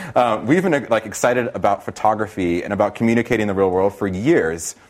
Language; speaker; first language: English; non-native, fluent; Portuguese